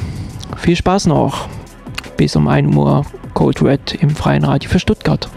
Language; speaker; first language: German; native; German